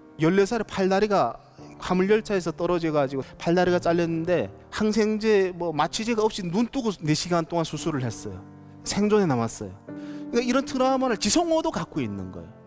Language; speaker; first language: Korean; native; Korean